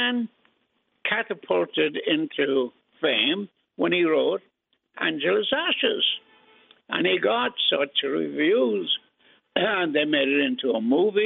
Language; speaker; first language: English; native; English